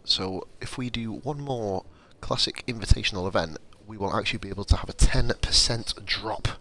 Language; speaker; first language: English; native; English